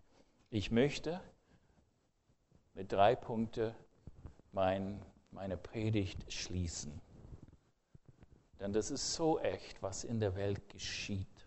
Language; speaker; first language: German; non-native, fluent; English